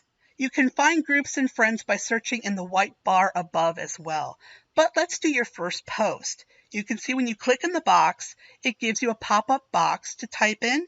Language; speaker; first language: English; native; English